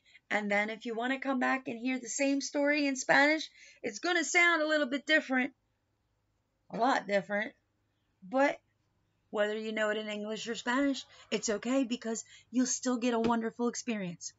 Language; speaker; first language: English; native; English